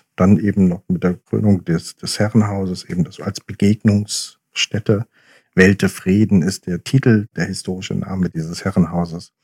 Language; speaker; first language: German; native; German